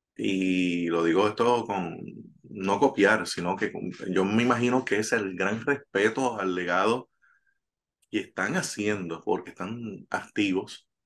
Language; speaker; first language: Spanish; native; Spanish